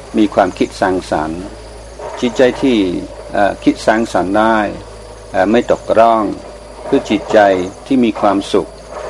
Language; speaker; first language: Thai; non-native, fluent; English